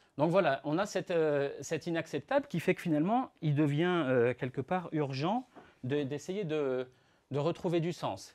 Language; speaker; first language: French; native; French